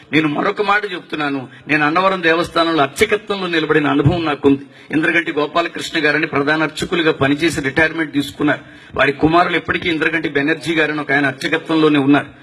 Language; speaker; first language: Telugu; non-native, local second language; Tamil